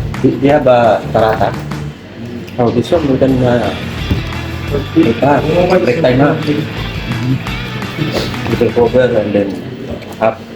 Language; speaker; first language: English; non-native, learner; Filipino